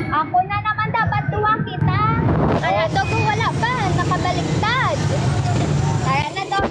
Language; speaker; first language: Filipino; non-native, local second language; Hiligaynon